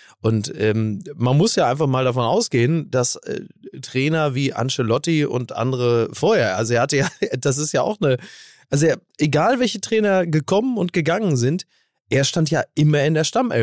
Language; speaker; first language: German; native; German